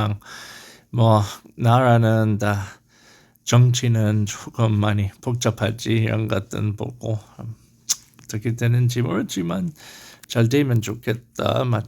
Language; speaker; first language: Korean; non-native, learner; English